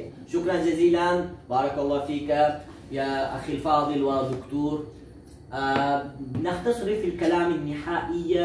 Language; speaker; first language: Arabic; non-native, learner; Uzbek